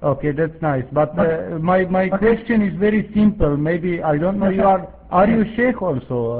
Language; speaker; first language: English; non-native, fluent; Arabic